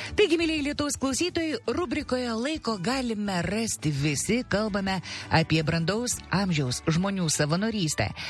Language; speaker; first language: Lithuanian; native; Lithuanian